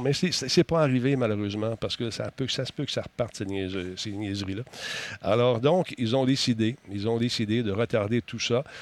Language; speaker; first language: French; native; French